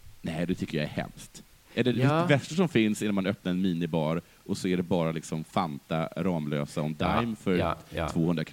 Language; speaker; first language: Swedish; native; Swedish